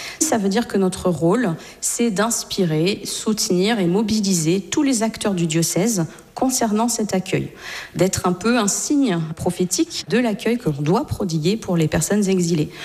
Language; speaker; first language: French; native; French